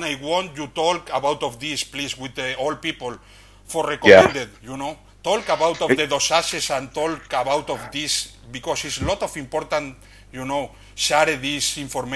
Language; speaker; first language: English; non-native, learner; Spanish